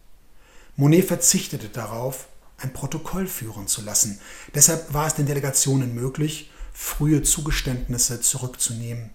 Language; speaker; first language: German; native; German